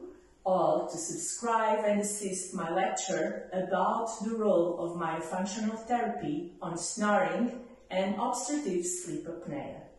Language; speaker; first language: English; non-native, fluent; Portuguese